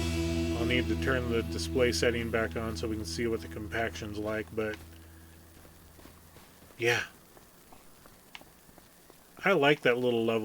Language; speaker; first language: English; native; English